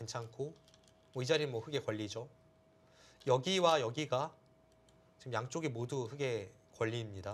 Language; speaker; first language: Korean; native; Korean